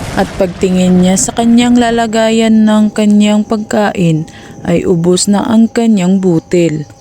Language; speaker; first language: Filipino; native; Filipino